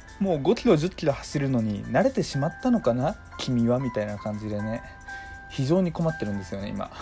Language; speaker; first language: Japanese; native; Japanese